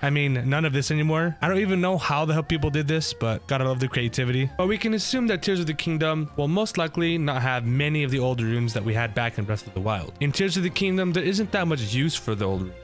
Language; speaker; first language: English; native; English